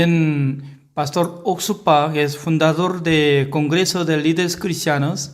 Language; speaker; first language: Spanish; non-native, learner; Korean